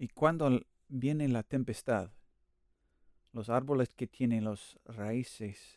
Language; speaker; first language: Spanish; non-native, learner; English